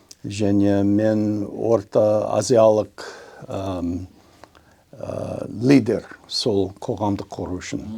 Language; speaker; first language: Kazakh; non-native, learner; English